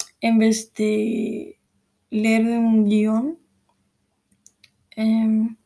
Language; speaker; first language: Spanish; early bilingual, heritage; Spanish